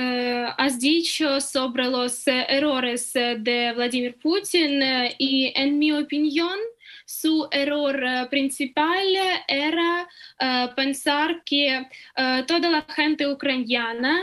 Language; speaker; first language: Spanish; non-native, fluent; Ukrainian